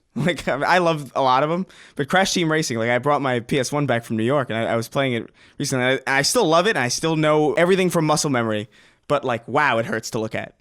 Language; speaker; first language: English; native; English